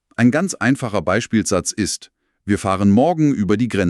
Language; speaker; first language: German; native; German